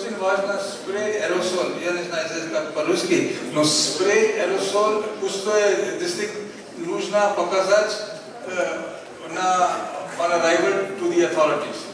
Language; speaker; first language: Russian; non-native, learner; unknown